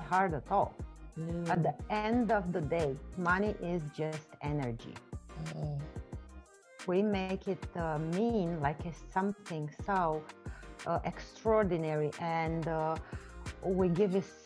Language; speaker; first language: English; non-native, fluent; Romanian